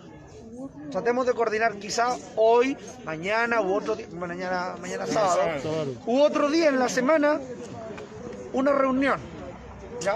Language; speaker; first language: Spanish; native; Spanish